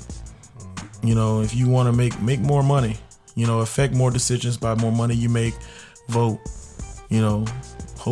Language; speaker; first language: English; native; English